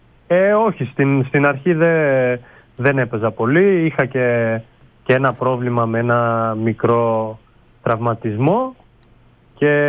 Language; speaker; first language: Greek; early bilingual, other home language; Bulgarian